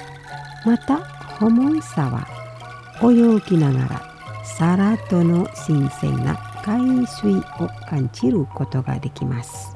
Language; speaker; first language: Japanese; non-native, fluent; Indonesian